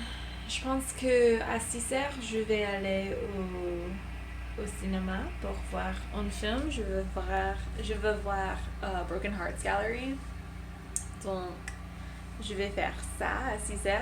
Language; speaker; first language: French; non-native, learner; English